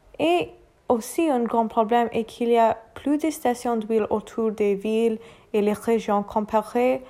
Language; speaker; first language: French; non-native, learner; English